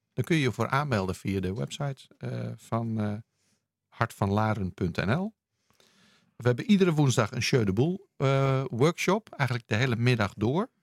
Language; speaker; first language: Dutch; native; Dutch